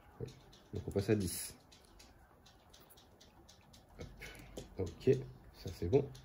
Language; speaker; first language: French; native; French